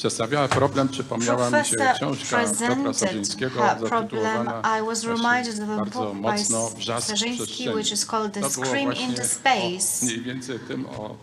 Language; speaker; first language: Polish; native; Polish